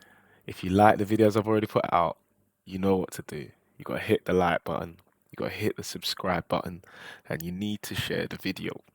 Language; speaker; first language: English; native; English